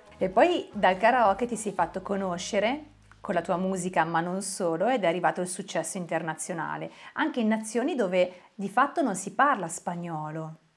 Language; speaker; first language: Italian; native; Italian